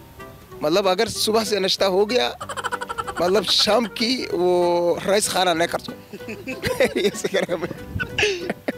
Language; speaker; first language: Hindi; non-native, learner; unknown